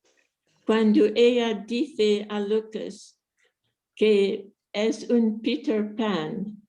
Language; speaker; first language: Spanish; non-native, fluent; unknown